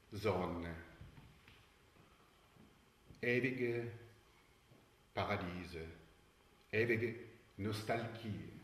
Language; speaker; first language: German; non-native, learner; Russian